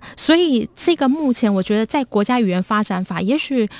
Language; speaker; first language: Chinese; non-native, local second language; Min Nan Chinese